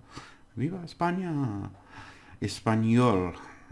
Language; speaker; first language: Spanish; non-native, learner; English